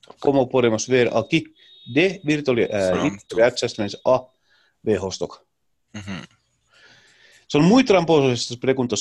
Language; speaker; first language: Spanish; non-native, learner; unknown